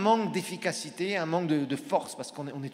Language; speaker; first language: French; native; French